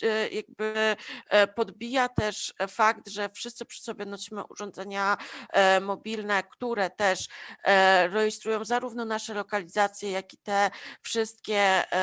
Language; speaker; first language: Polish; native; Polish